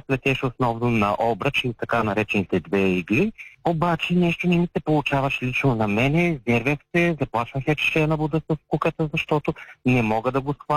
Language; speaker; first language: Bulgarian; native; Bulgarian